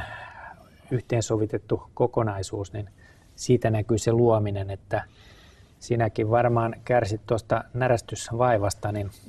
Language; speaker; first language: Finnish; native; Finnish